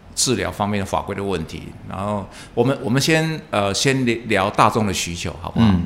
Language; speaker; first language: Chinese; non-native, local second language; Min Nan Chinese